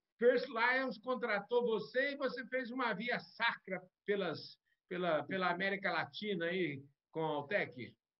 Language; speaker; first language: Portuguese; native; Portuguese